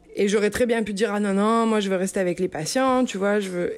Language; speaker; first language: French; native; French